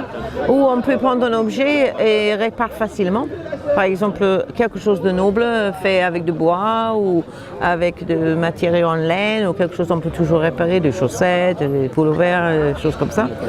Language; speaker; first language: French; non-native, fluent; English